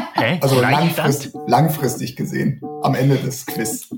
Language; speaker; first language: German; native; German